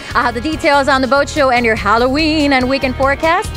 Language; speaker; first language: English; early bilingual, other home language; Spanish